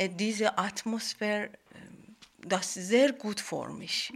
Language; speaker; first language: German; non-native, learner; Persian